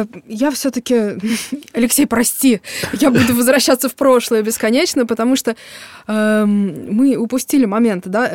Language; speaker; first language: Russian; native; Russian